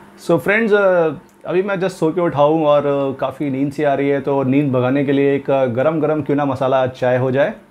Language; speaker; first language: Hindi; native; Hindi